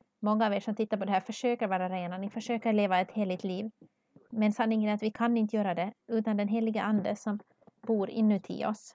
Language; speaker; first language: Swedish; non-native, learner; English